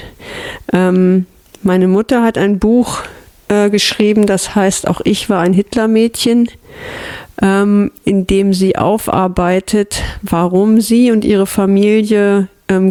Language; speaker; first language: German; native; German